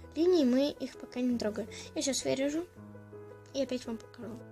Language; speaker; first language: Russian; native; Russian